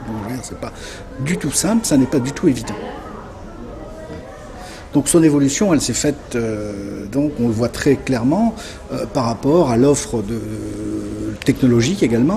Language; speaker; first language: French; native; French